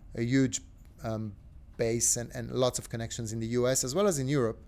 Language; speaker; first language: English; non-native, fluent; Hebrew